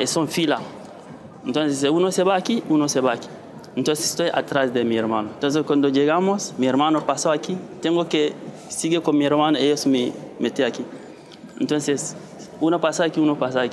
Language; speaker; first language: Spanish; non-native, learner; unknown